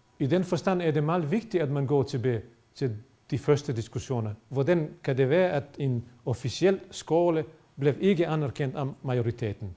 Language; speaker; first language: Danish; non-native, fluent; Bosnian